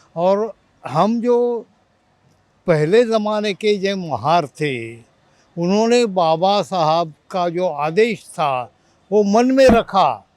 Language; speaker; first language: Hindi; non-native, local second language; Marathi